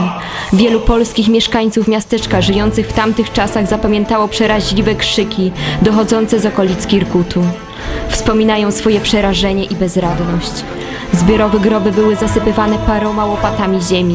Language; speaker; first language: Polish; native; Polish